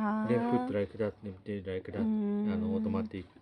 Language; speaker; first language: English; non-native, learner; Japanese